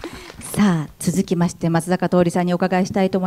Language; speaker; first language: Japanese; native; Japanese